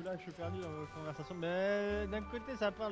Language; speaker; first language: French; native; French